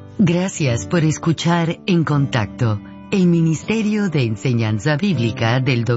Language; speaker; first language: Spanish; native; Spanish